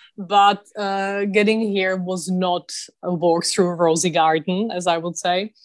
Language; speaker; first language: English; non-native, fluent; Czech